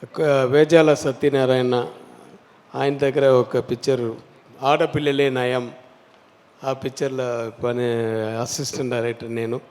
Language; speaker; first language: Telugu; non-native, learner; Tamil